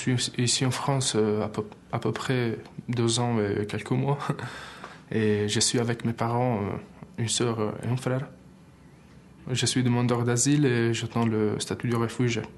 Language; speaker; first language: French; early bilingual, other home language; Albanian